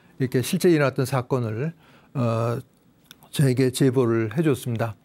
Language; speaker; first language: Korean; native; Korean